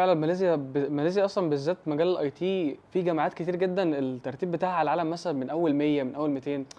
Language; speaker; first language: Egyptian Arabic; early bilingual, heritage; Arabic